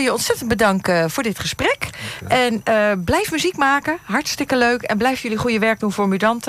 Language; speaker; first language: Dutch; native; Dutch